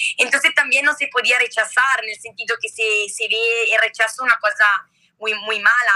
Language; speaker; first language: Spanish; non-native, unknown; Italian